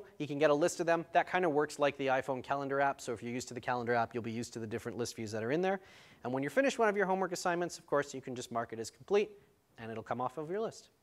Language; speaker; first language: English; native; English